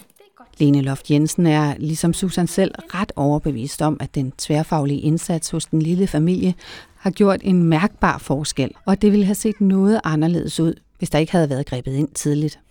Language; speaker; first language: Danish; native; Danish